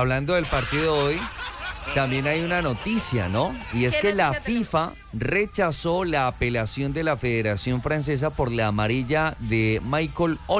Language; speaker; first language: Spanish; native; Spanish